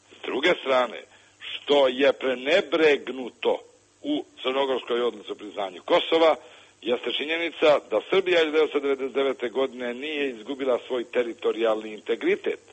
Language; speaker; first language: Serbian; native; Serbian